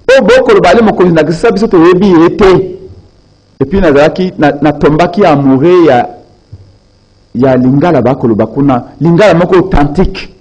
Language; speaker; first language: Lingala; native; Lingala